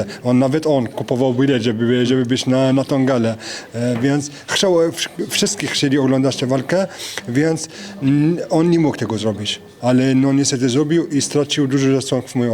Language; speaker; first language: Polish; non-native, fluent; French